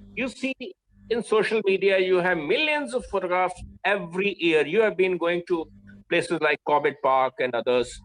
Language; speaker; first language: English; non-native, local second language; Hindi